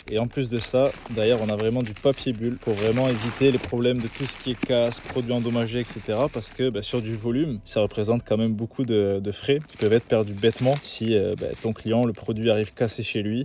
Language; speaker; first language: French; native; French